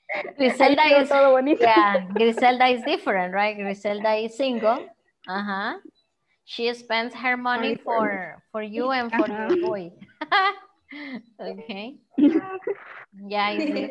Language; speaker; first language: English; non-native, fluent; Spanish